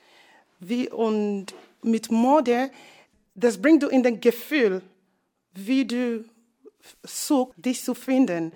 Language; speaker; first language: German; non-native, fluent; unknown